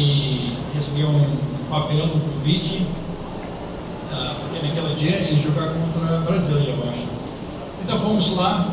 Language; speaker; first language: Portuguese; non-native, fluent; English